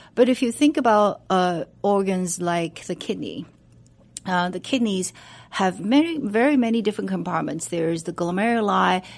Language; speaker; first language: English; non-native, fluent; Chinese